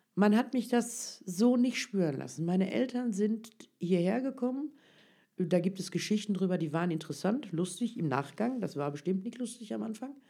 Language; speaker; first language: German; early bilingual, other home language; Turkish